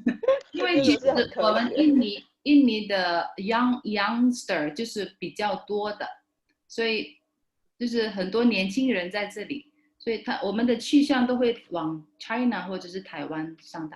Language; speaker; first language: Chinese; non-native, fluent; Indonesian